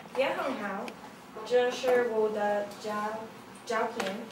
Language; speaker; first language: Chinese; non-native, learner; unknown